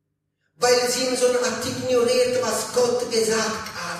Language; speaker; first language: German; non-native, learner; Italian